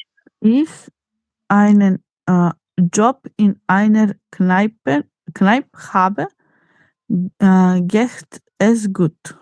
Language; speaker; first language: German; non-native, learner; Macedonian